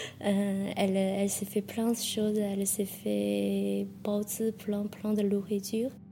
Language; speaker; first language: French; non-native, fluent; Chinese